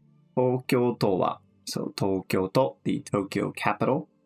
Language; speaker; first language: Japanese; non-native, fluent; English